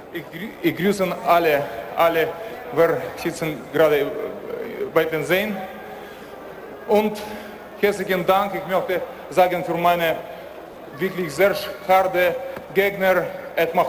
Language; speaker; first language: German; non-native, learner; Russian